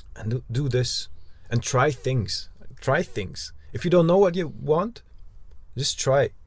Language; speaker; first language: English; non-native, fluent; German